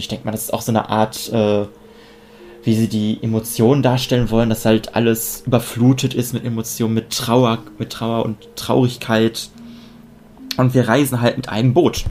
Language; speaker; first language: German; native; German